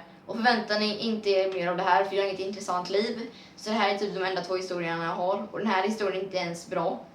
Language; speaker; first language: Swedish; native; Swedish